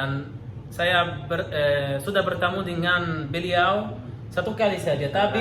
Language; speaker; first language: Indonesian; non-native, learner; Arabic